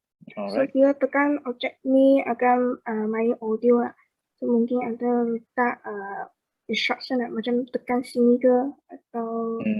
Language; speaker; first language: Malay; native; Malay